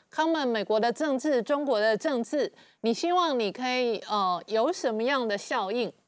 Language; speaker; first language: Chinese; native; Chinese